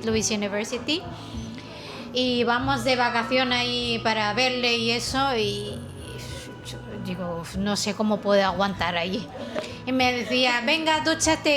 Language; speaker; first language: Spanish; non-native, fluent; Filipino